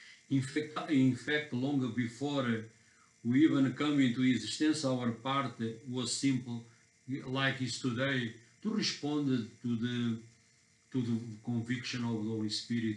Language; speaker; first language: English; non-native, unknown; Portuguese